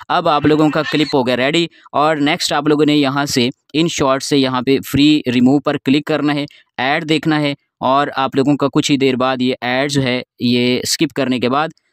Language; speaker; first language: Urdu; non-native, local second language; Sindhi